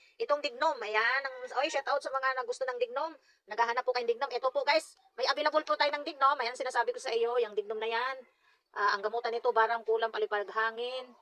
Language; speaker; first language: Filipino; non-native, local second language; Cebuano